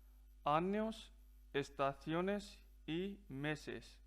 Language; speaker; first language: Spanish; non-native, fluent; Punjabi